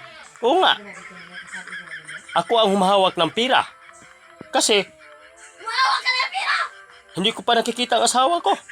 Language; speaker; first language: Filipino; non-native, local second language; Cebuano